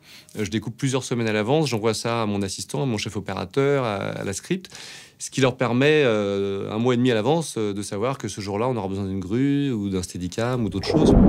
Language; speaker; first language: French; native; French